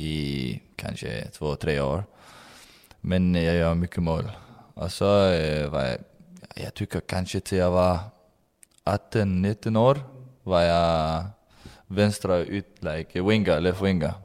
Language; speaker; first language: Swedish; non-native, learner; Danish